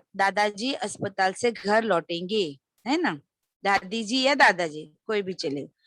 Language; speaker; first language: Hindi; non-native, local second language; Marathi